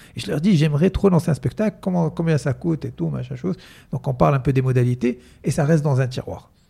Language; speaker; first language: French; non-native, local second language; Arabic